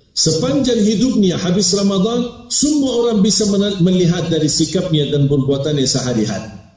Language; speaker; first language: Malay; non-native, fluent; Arabic